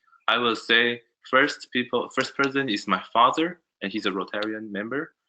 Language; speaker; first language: English; non-native, learner; Chinese